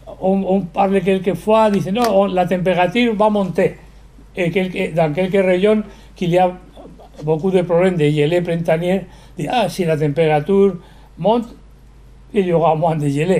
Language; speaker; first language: French; non-native, learner; Spanish